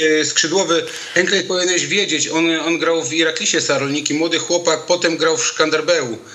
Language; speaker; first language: Polish; native; Polish